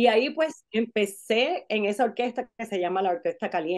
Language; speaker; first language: Spanish; native; Spanish